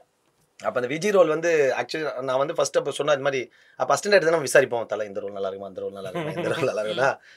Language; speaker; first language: Tamil; native; Tamil